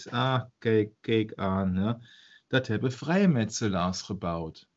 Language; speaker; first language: Dutch; non-native, learner; German